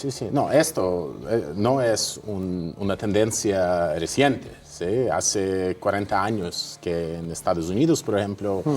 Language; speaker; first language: Spanish; non-native, fluent; Russian